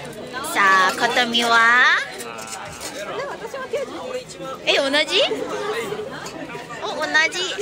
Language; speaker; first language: Japanese; early bilingual, other home language; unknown